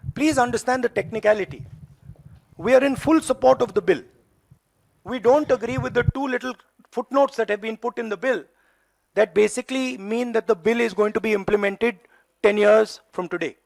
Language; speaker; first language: English; non-native, local second language; Hindi